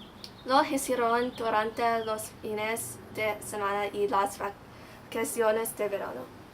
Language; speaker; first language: Spanish; non-native, learner; English